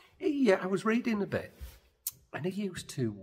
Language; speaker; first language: English; native; English